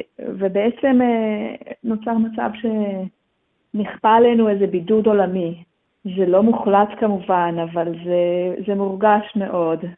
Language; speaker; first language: Hebrew; native; Hebrew